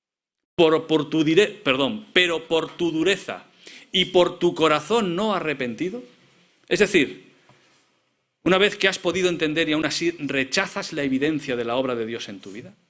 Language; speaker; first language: Spanish; native; Spanish